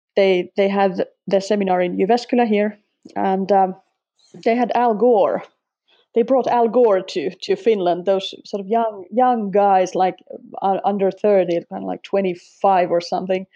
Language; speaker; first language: English; non-native, fluent; Finnish